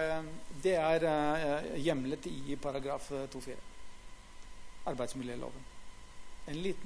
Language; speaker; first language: Norwegian; non-native, fluent; Greek